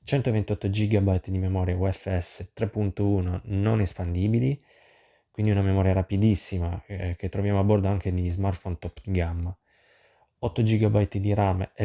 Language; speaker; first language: Italian; native; Italian